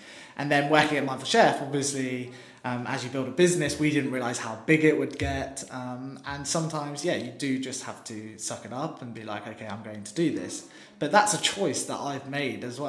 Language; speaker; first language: English; native; English